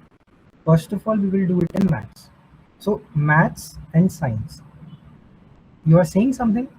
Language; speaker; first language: English; non-native, local second language; Hindi